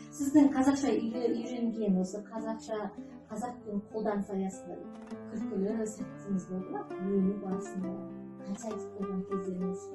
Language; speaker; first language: Kazakh; native; Kazakh